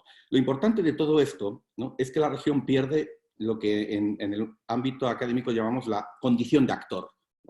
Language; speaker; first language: Spanish; native; Spanish